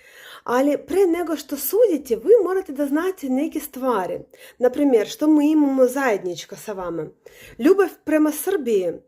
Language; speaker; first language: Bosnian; non-native, learner; Russian